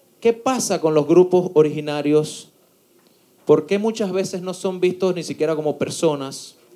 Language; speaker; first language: Spanish; native; Spanish